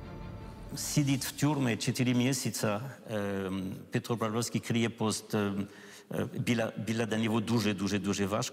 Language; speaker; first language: Ukrainian; non-native, learner; French